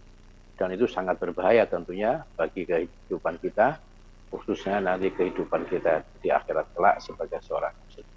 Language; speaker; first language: Indonesian; native; Indonesian